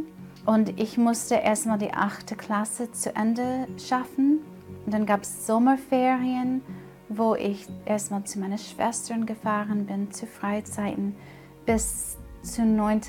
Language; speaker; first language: German; non-native, fluent; English